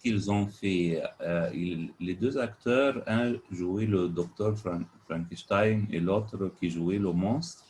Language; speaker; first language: French; non-native, fluent; Arabic